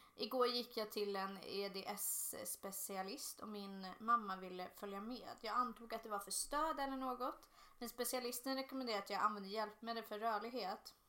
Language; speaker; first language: Swedish; native; Swedish